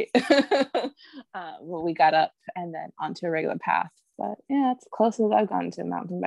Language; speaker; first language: English; native; English